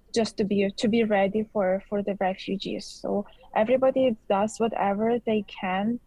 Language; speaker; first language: English; non-native, fluent; Ukrainian